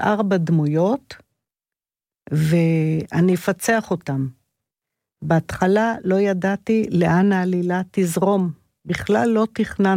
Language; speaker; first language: Hebrew; native; Hebrew